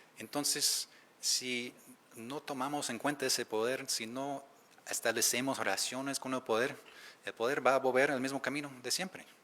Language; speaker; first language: Spanish; non-native, fluent; English